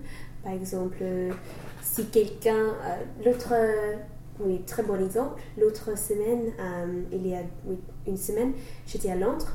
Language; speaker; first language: French; non-native, learner; English